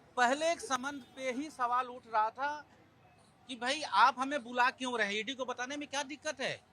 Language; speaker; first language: Hindi; native; Hindi